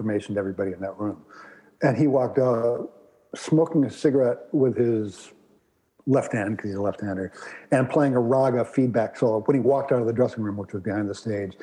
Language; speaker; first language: English; native; English